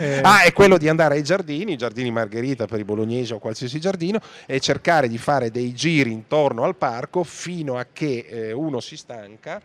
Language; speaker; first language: Italian; native; Italian